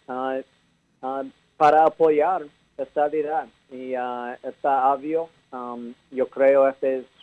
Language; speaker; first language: Spanish; early bilingual, heritage; English